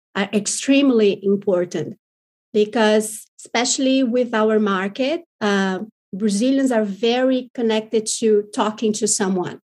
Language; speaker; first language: English; non-native, fluent; Portuguese